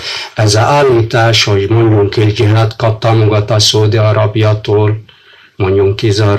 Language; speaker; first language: Hungarian; non-native, fluent; Arabic